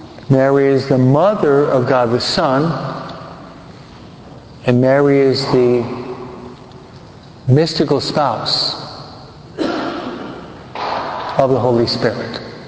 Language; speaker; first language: English; native; English